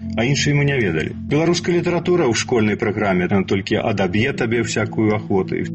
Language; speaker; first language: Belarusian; non-native, local second language; Russian